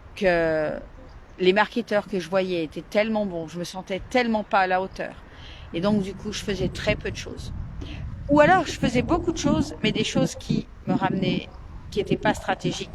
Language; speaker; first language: French; native; French